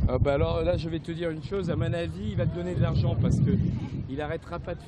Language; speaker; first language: French; native; French